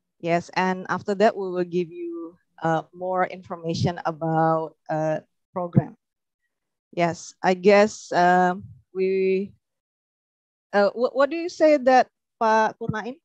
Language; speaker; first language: English; non-native, learner; Indonesian